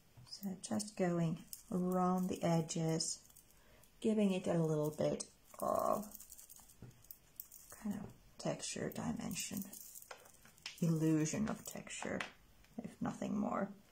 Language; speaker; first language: English; non-native, fluent; Finnish